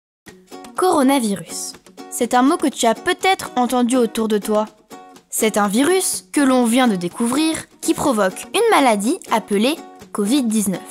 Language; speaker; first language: French; native; French